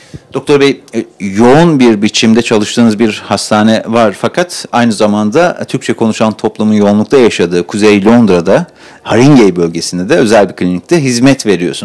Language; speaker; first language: Turkish; native; Turkish